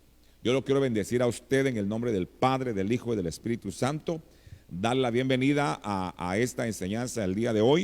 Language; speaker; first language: Spanish; native; Spanish